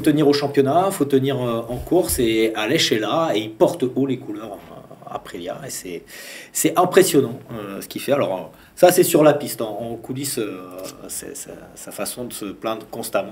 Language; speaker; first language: French; native; French